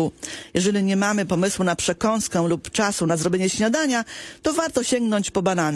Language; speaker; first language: Polish; native; Polish